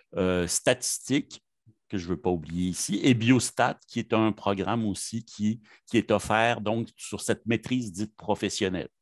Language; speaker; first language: French; native; French